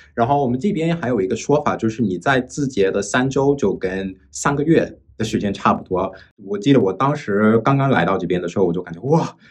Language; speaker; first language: Chinese; non-native, fluent; English